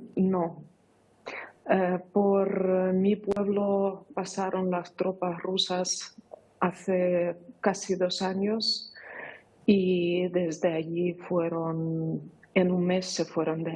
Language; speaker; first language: Spanish; non-native, fluent; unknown